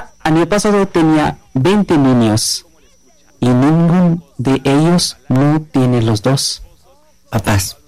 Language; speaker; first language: Spanish; non-native, learner; Bangla